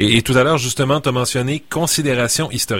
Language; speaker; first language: French; native; French